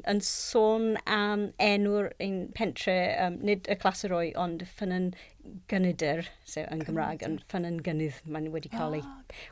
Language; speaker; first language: Welsh; non-native, local second language; English